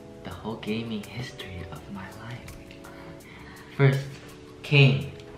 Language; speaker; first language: English; early bilingual, other home language; Chinese